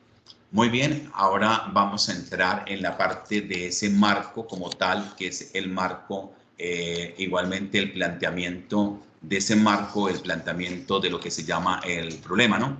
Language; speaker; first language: Spanish; native; Spanish